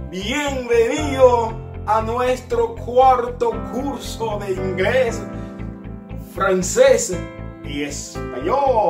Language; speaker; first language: Spanish; non-native, fluent; Haitian Creole